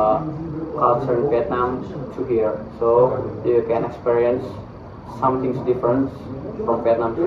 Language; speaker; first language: English; non-native, learner; Indonesian